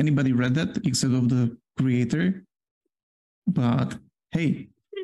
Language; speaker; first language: English; non-native, fluent; Polish